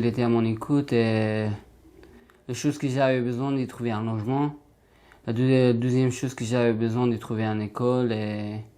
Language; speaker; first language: French; non-native, learner; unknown